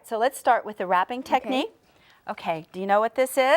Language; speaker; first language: English; native; English